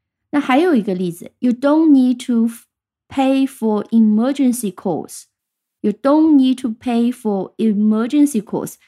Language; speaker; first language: English; non-native, fluent; Chinese